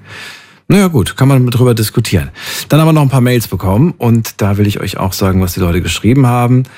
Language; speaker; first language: German; native; German